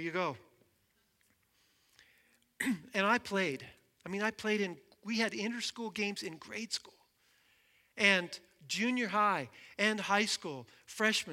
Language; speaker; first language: English; native; English